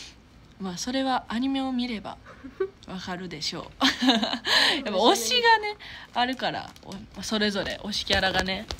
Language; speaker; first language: Japanese; native; Japanese